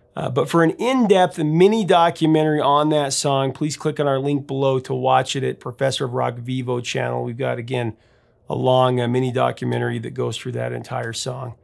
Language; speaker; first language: English; native; English